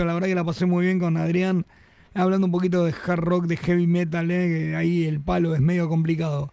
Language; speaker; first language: Spanish; native; Spanish